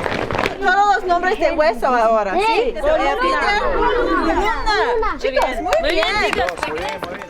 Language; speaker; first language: Spanish; non-native, fluent; English